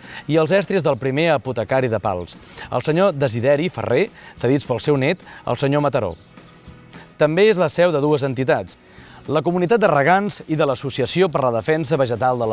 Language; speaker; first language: Catalan; native; Catalan